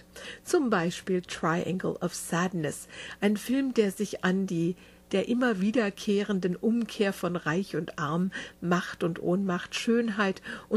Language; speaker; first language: German; native; German